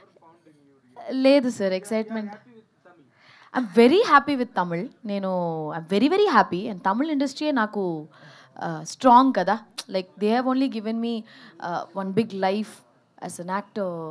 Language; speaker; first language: Telugu; early bilingual, heritage; Telugu